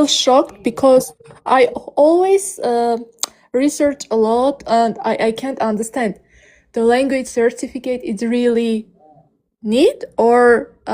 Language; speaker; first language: English; non-native, learner; Armenian